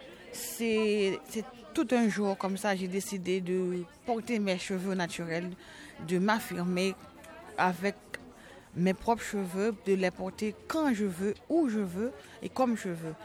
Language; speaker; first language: French; non-native, local second language; Haitian Creole